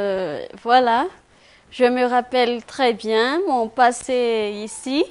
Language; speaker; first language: French; non-native, local second language; Malagasy